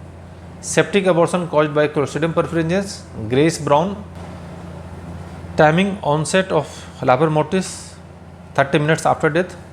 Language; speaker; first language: English; non-native, local second language; Hindi